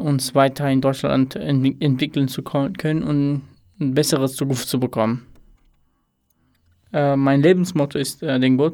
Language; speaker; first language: German; non-native, fluent; Romanian